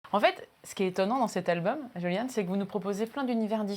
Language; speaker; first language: French; native; French